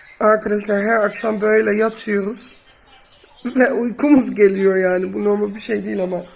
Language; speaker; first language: Turkish; early bilingual, heritage; Turkish